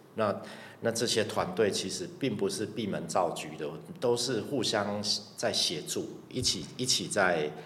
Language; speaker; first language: Chinese; native; Chinese